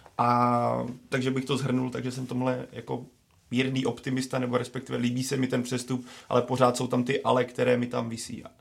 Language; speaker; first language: Czech; native; Czech